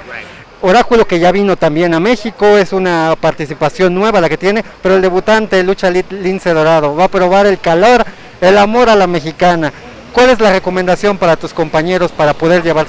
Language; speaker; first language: Spanish; native; Spanish